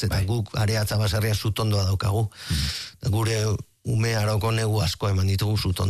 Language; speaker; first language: Basque; native; Basque